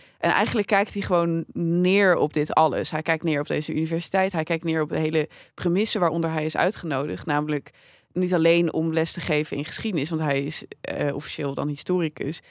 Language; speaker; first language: Dutch; native; Dutch